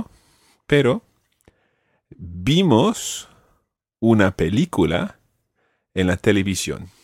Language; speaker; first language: Spanish; non-native, fluent; English